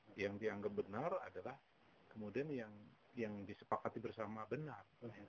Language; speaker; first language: Indonesian; native; Indonesian